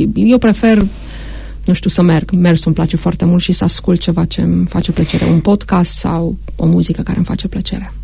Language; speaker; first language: Romanian; native; Romanian